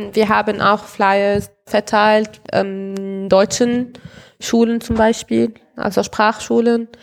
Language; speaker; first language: German; non-native, fluent; Arabic